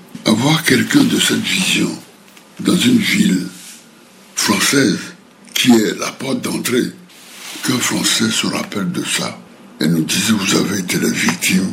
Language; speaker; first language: French; non-native, local second language; Fon